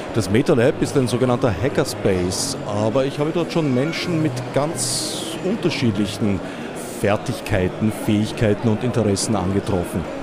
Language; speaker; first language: German; native; German